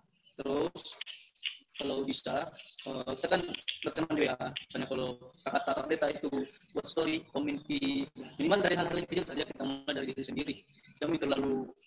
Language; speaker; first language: Indonesian; native; Indonesian